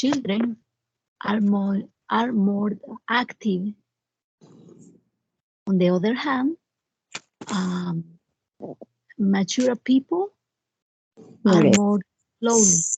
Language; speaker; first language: English; non-native, learner; Spanish